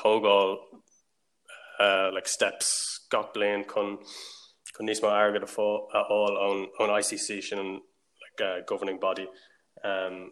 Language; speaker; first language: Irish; non-native, local second language; English